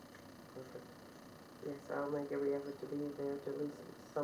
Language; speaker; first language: English; native; English